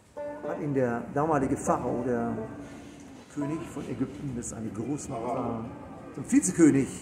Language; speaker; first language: German; native; German